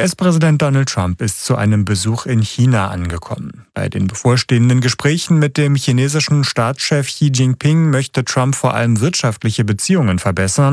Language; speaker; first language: German; native; German